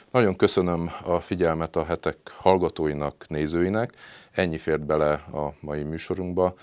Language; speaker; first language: Hungarian; native; Hungarian